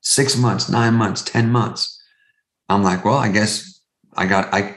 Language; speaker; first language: English; native; English